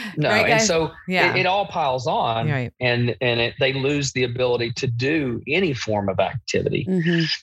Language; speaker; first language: English; native; English